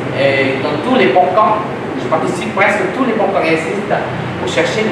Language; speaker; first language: French; non-native, learner; Vietnamese